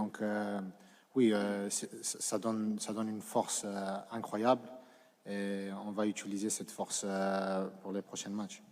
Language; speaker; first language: French; early bilingual, other home language; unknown